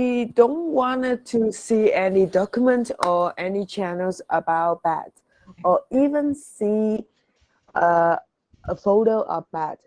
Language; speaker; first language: English; non-native, learner; Vietnamese